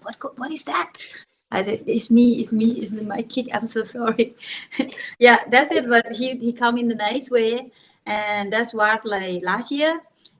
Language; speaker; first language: English; non-native, learner; Thai